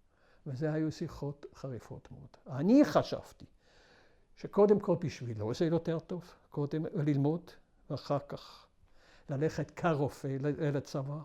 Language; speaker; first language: Hebrew; non-native, fluent; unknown